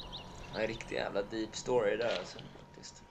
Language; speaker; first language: Swedish; native; Swedish